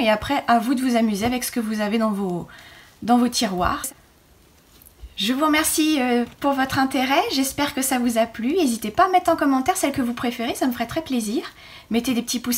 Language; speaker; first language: French; native; French